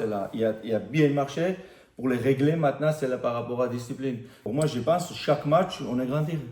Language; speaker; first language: French; non-native, learner; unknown